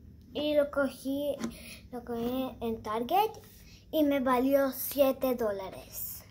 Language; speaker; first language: Spanish; early bilingual, heritage; Spanish